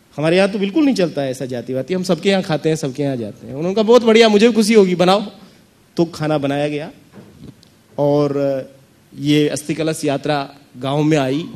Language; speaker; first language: Hindi; native; Hindi